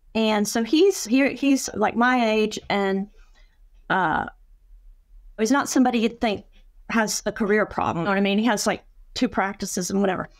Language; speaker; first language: English; native; English